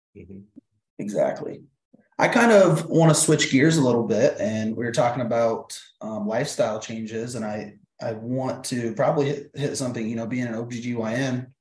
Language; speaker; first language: English; native; English